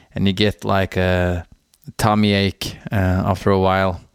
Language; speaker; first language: English; non-native, fluent; Swedish